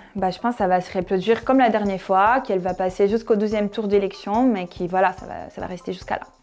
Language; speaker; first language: French; non-native, fluent; Portuguese